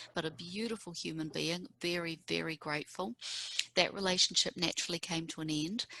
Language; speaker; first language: English; native; English